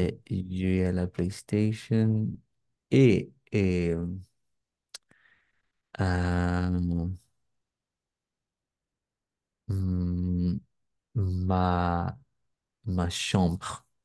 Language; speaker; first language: French; non-native, learner; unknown